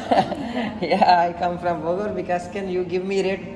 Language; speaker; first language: English; non-native, learner; Urdu